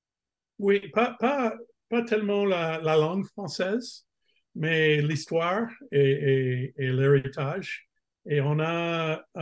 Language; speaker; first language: French; non-native, fluent; English